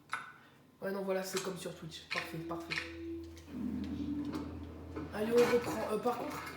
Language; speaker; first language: French; native; French